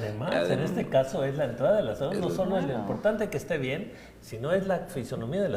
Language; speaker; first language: Spanish; native; Spanish